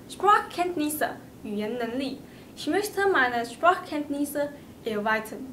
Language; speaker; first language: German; non-native, learner; Chinese